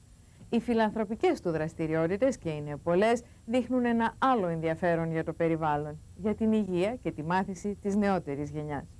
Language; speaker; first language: Greek; native; Greek